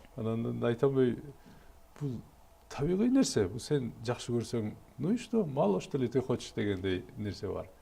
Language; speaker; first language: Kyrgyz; native; Kyrgyz